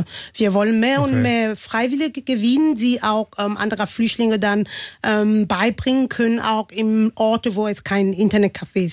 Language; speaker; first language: German; non-native, fluent; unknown